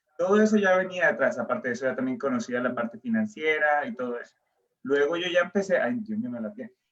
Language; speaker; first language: Spanish; native; Spanish